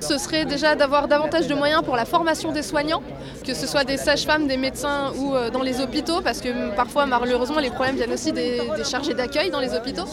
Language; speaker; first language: French; native; French